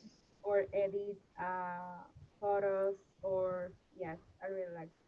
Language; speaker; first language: English; non-native, learner; Spanish